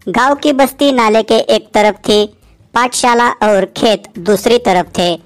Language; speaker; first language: Hindi; non-native, local second language; Marathi